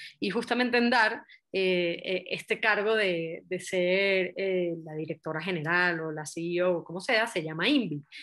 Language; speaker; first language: Spanish; native; Spanish